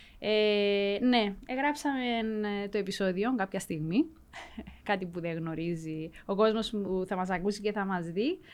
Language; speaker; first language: Greek; native; Greek